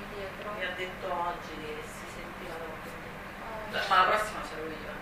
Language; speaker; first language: Italian; native; Italian